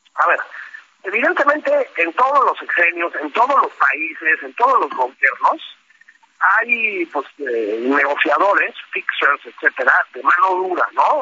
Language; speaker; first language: Spanish; native; Spanish